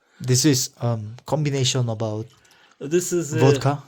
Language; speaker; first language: English; non-native, learner; Korean